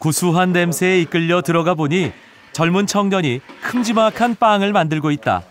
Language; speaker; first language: Korean; native; Korean